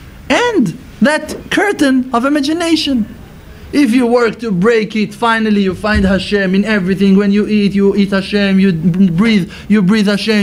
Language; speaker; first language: English; non-native, fluent; Hebrew